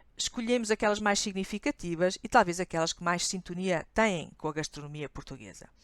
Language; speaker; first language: Portuguese; native; Portuguese